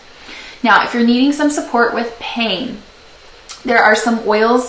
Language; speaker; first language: English; native; English